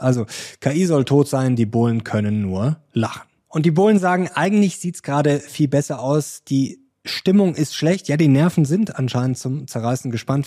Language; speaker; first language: German; native; German